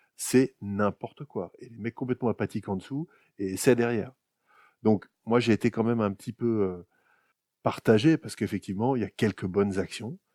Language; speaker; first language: French; native; French